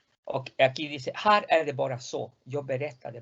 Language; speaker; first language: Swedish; non-native, fluent; Spanish